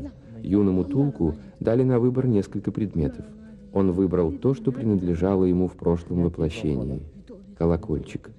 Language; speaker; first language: Russian; native; Russian